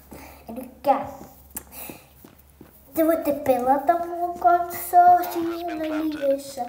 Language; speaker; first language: Finnish; early bilingual, other home language; Russian